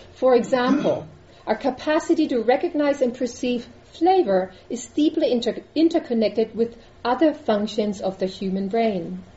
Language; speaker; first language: English; non-native, fluent; German